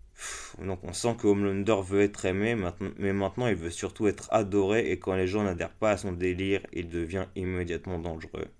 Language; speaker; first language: French; native; French